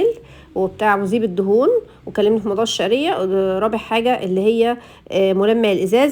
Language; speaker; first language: Arabic; native; Arabic